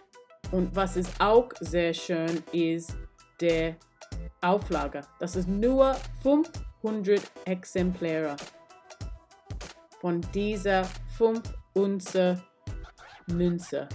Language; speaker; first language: German; non-native, learner; English